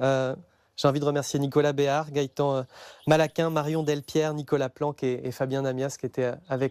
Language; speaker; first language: French; native; French